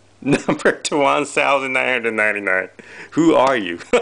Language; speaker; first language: English; non-native, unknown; Japanese